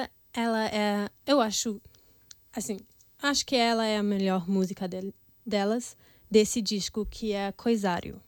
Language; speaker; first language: Portuguese; early bilingual, heritage; German